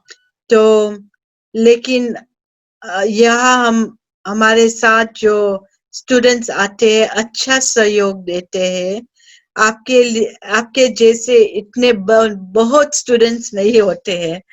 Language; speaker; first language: Hindi; early bilingual, heritage; Hindi